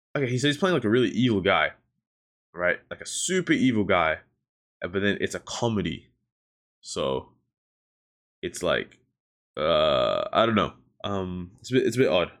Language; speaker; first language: English; native; English